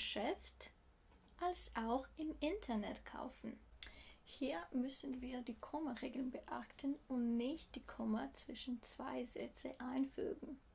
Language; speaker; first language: German; non-native, fluent; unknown